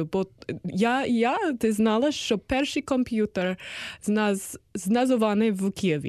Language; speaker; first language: Ukrainian; non-native, learner; English